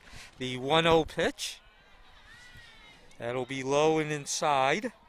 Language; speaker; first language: English; native; English